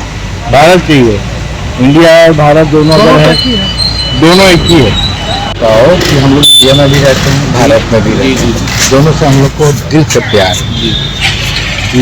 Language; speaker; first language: Hindi; native; Hindi